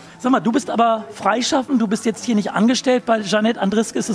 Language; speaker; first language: German; native; German